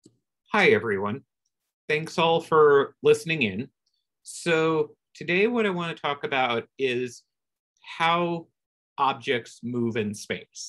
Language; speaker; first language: English; native; English